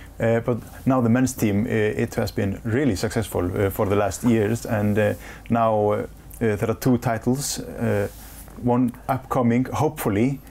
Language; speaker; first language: English; non-native, fluent; Icelandic